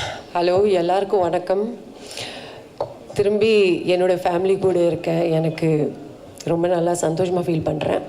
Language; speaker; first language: Tamil; non-native, fluent; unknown